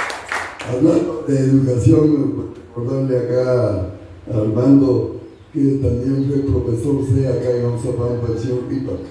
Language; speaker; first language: Spanish; native; Spanish